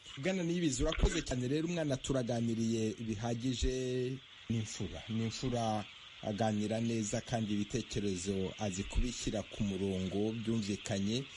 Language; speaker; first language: Kinyarwanda; native; Kinyarwanda